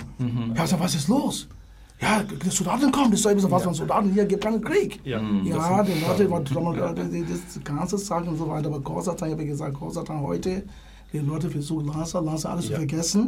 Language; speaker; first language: German; non-native, learner; English